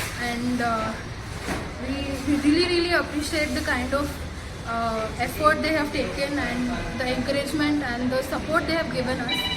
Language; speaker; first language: English; non-native, local second language; Telugu